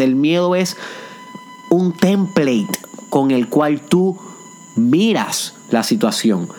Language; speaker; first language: Spanish; native; Spanish